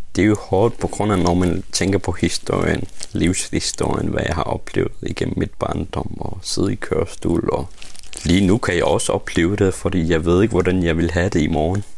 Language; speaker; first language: Danish; non-native, local second language; Kalaallisut